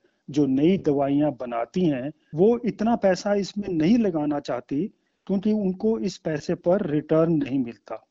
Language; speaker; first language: Hindi; native; Hindi